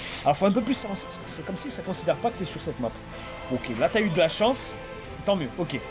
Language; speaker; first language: French; native; French